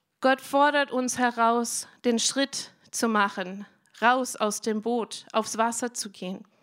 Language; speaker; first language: German; non-native, fluent; English